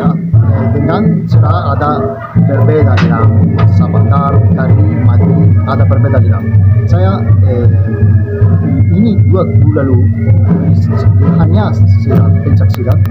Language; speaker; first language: Indonesian; non-native, learner; Italian